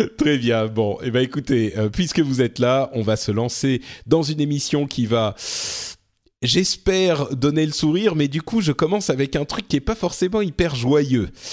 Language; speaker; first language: French; native; French